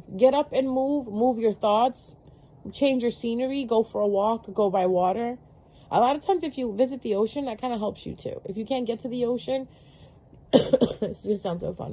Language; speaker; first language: English; native; English